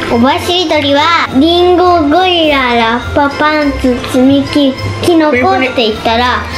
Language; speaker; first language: Japanese; native; Japanese